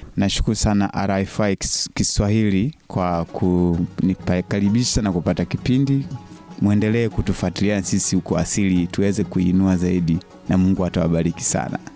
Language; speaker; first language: Swahili; non-native, local second language; Sukuma